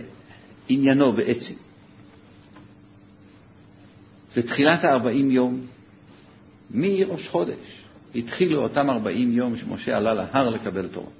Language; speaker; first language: Hebrew; native; Hebrew